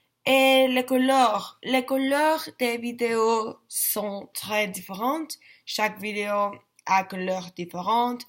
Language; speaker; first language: French; non-native, learner; Spanish